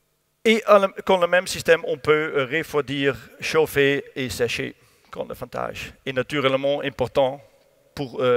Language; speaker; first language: French; non-native, learner; Dutch